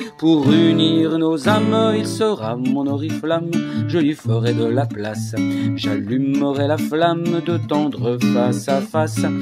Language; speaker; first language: French; native; French